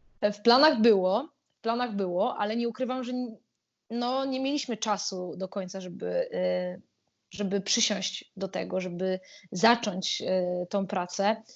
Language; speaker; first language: Polish; native; Polish